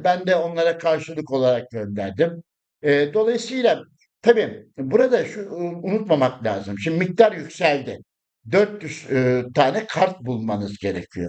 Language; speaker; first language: Turkish; native; Turkish